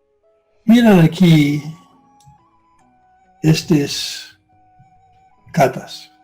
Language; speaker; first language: Spanish; non-native, fluent; English